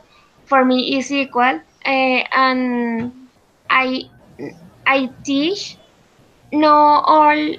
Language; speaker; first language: English; non-native, learner; Spanish